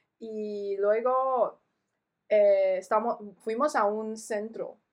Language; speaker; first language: Spanish; non-native, fluent; Chinese